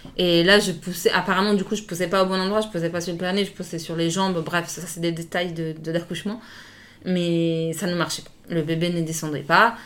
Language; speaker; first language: French; non-native, fluent; Italian